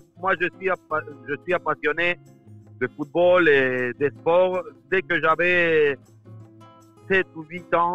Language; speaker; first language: French; non-native, fluent; Spanish